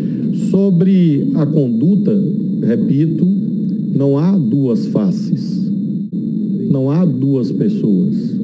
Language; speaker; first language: Portuguese; native; Portuguese